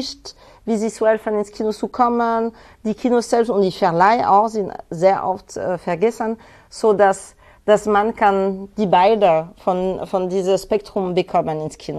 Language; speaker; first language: German; non-native, fluent; French